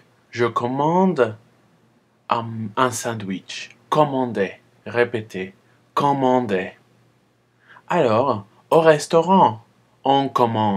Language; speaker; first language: French; non-native, fluent; Spanish